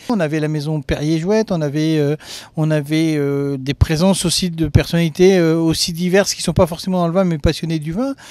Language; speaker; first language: French; native; French